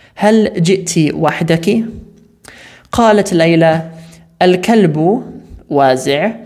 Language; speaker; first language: Arabic; non-native, fluent; English